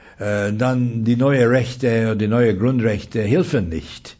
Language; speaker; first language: German; non-native, fluent; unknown